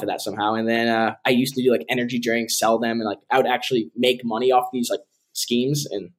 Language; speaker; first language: English; native; English